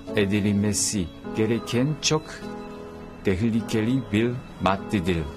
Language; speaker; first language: Turkish; non-native, learner; Japanese